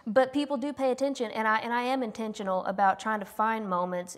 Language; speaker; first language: English; native; English